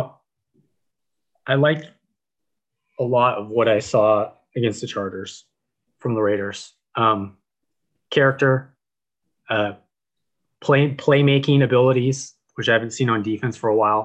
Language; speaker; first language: English; native; English